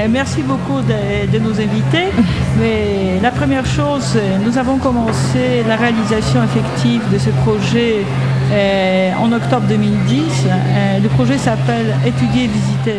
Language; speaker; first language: French; non-native, fluent; Polish